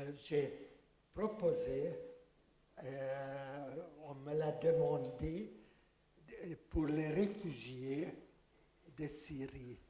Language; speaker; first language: French; non-native, fluent; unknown